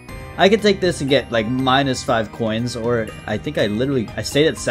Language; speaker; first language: English; native; English